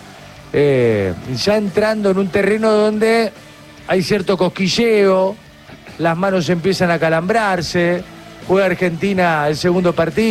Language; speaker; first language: Spanish; native; Spanish